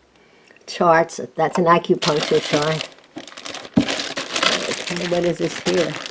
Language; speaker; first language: English; native; English